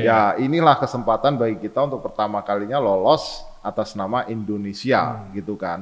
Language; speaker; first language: Indonesian; native; Indonesian